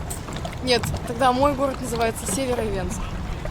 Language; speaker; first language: Russian; native; Russian